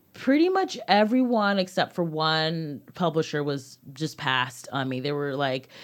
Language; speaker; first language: English; native; English